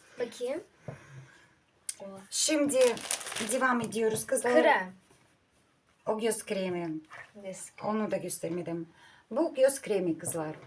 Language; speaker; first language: Turkish; non-native, learner; Russian